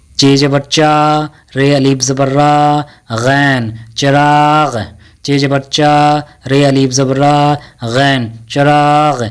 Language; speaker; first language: Urdu; native; Urdu